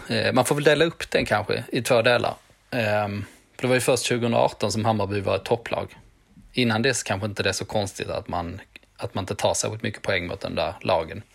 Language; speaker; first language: Swedish; native; Swedish